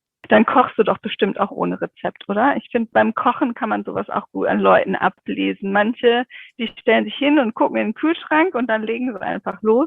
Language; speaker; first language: German; native; German